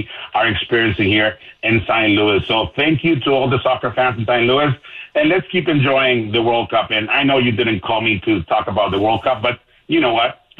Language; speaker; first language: English; non-native, fluent; Spanish